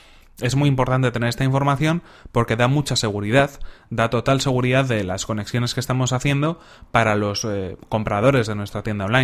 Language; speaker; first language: Spanish; native; Spanish